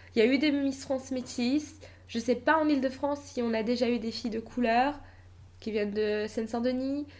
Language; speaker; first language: French; native; French